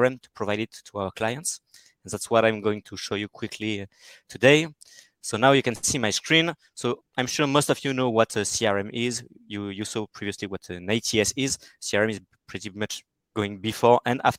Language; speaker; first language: English; non-native, fluent; French